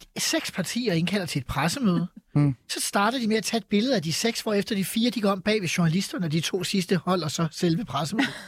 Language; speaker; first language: Danish; native; Danish